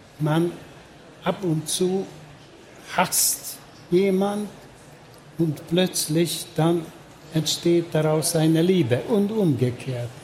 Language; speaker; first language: German; non-native, fluent; Hungarian